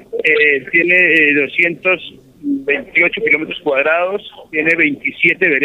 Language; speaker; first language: Spanish; native; Spanish